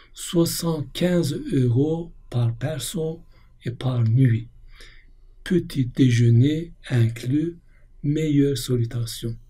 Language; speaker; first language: French; non-native, fluent; Turkish